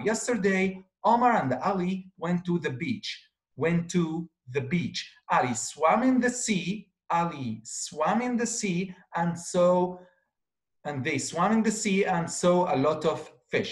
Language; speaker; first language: English; non-native, fluent; Arabic